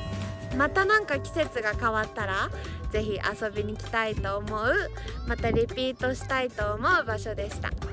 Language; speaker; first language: Japanese; native; Japanese